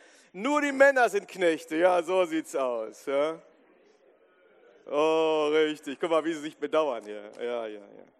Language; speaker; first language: German; native; German